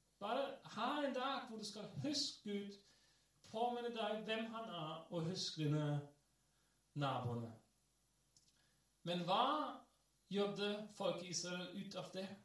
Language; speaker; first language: Norwegian; non-native, fluent; English